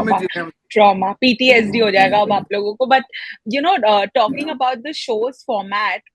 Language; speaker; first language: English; non-native, local second language; Hindi